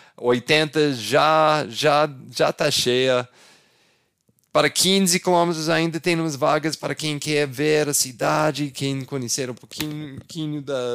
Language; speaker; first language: Portuguese; non-native, fluent; English